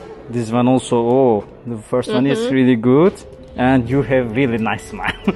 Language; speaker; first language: English; non-native, learner; Turkish